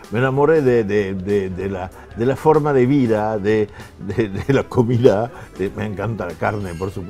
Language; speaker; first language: Spanish; non-native, fluent; French